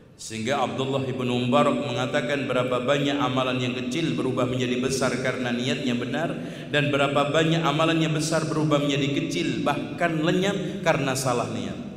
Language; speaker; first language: Indonesian; native; Indonesian